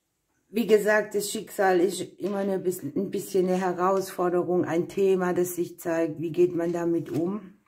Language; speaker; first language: German; native; German